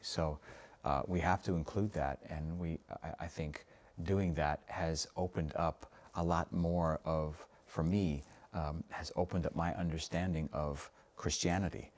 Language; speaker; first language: English; native; English